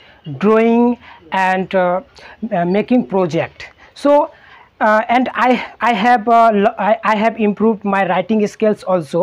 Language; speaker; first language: English; non-native, learner; Hindi